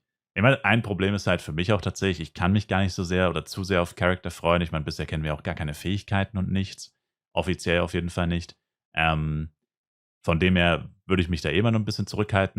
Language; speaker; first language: German; native; German